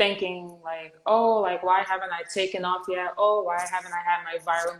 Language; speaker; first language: English; native; English